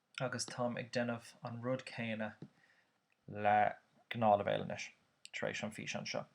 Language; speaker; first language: Irish; native; Irish